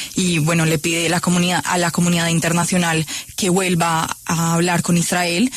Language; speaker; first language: Spanish; native; Spanish